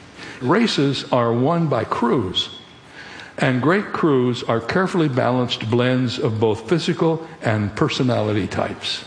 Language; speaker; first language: English; native; English